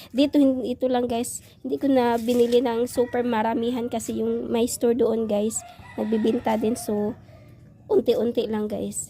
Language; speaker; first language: Filipino; non-native, local second language; Cebuano